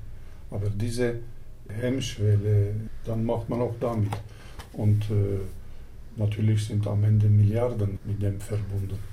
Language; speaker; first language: German; early bilingual, other home language; Turkish